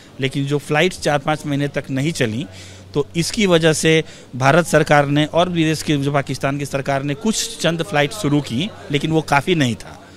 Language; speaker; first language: Hindi; native; Hindi